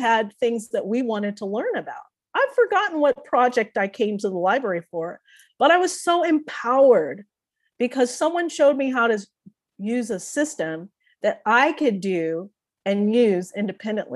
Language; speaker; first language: English; native; English